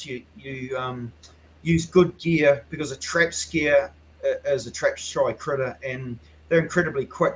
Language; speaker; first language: English; native; English